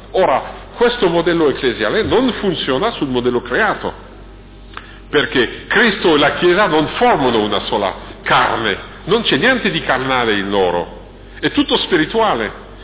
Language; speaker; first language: Italian; non-native, fluent; French